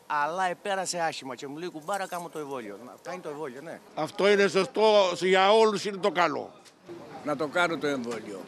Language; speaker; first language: Greek; native; Greek